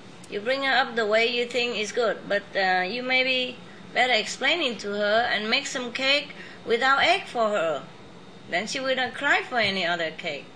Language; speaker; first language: English; non-native, fluent; Vietnamese